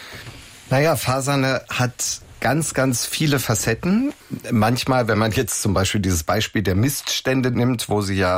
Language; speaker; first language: German; native; German